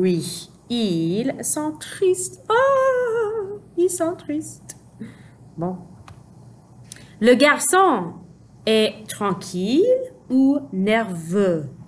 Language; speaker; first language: French; non-native, fluent; English